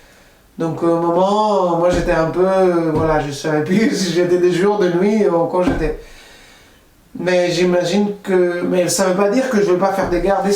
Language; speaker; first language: French; non-native, fluent; Spanish